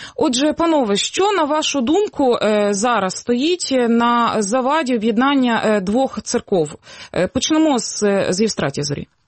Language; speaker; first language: Ukrainian; native; Ukrainian